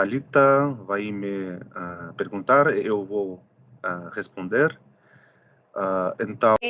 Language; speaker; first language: Portuguese; non-native, fluent; Russian